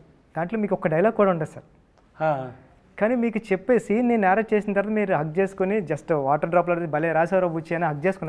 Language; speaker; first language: Telugu; native; Telugu